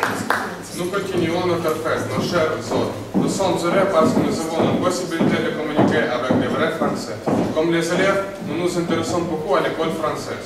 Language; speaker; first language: French; non-native, learner; Russian